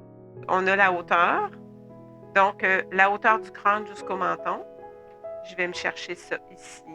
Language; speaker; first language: French; native; French